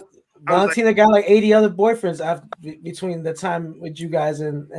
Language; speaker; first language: English; native; English